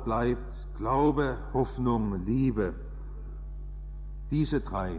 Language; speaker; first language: German; native; German